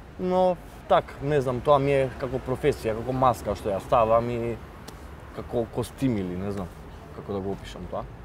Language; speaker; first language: Macedonian; non-native, local second language; Albanian